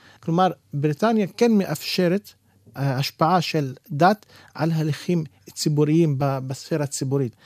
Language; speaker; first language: Hebrew; non-native, local second language; Arabic